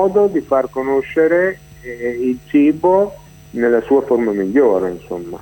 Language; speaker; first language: Italian; native; Italian